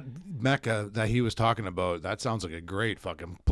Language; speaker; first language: English; native; English